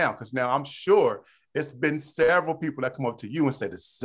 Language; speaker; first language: English; native; English